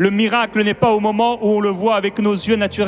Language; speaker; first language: French; native; French